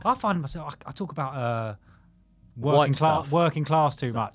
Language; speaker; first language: English; native; English